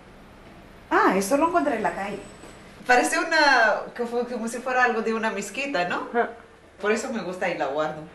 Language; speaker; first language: Spanish; non-native, fluent; Arabic